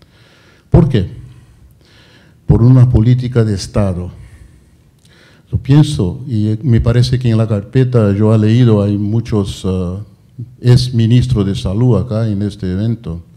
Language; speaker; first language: Spanish; non-native, fluent; Portuguese